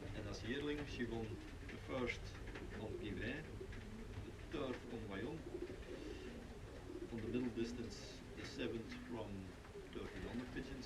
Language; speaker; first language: English; non-native, learner; Dutch